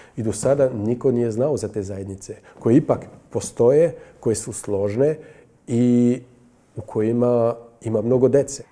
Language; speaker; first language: Bosnian; non-native, fluent; French